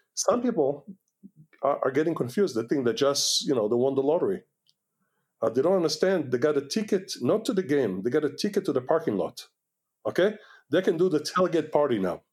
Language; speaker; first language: English; non-native, fluent; Hebrew